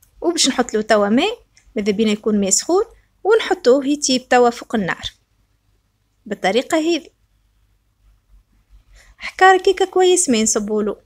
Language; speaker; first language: Arabic; native; Arabic